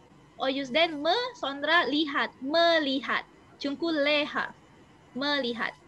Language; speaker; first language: Turkish; non-native, learner; Indonesian